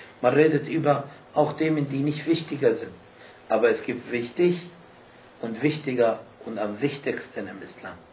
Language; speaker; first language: German; non-native, fluent; Arabic